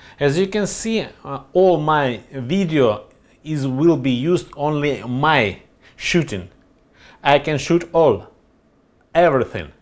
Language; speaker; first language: English; non-native, learner; Russian